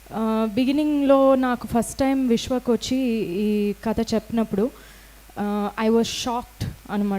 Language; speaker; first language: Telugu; non-native, fluent; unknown